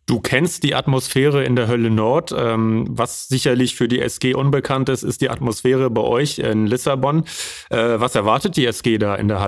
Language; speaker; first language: German; native; German